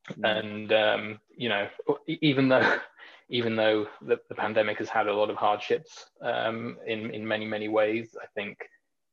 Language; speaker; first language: English; native; English